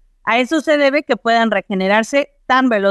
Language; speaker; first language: Spanish; native; Spanish